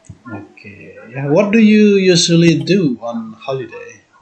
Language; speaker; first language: English; non-native, fluent; Indonesian